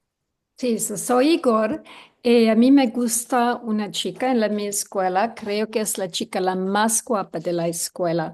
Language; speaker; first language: Spanish; non-native, learner; English